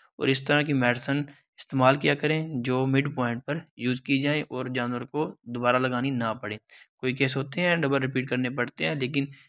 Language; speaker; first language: Urdu; non-native, local second language; Punjabi